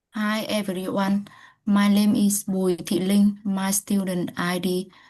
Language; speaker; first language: English; non-native, learner; Vietnamese